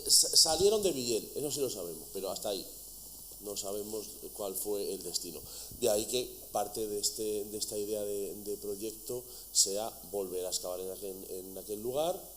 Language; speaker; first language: Spanish; native; Spanish